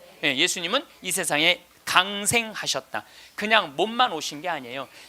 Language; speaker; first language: Korean; native; Korean